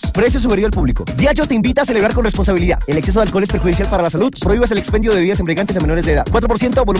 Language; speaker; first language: Spanish; native; Spanish